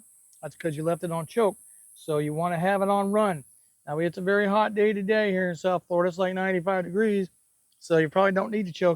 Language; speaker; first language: English; native; English